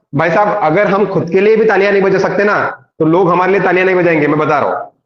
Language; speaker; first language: Hindi; non-native, local second language; Marathi